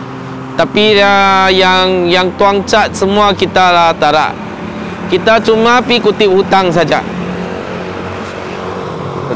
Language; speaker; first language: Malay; non-native, local second language; Min Nan Chinese